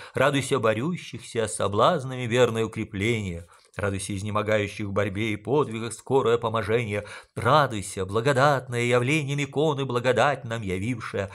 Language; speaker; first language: Russian; non-native, local second language; Ukrainian